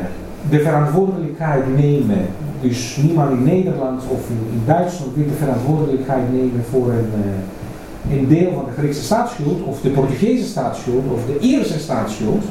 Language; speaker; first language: Dutch; non-native, fluent; Greek